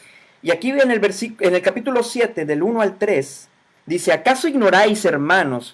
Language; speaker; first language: Spanish; native; Spanish